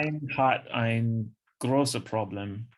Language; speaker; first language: German; non-native, learner; English